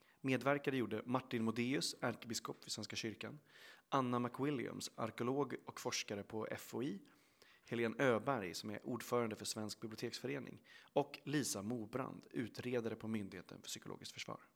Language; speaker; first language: Swedish; native; Swedish